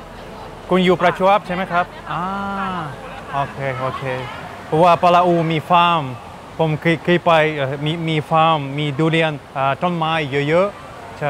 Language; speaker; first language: Thai; non-native, learner; Russian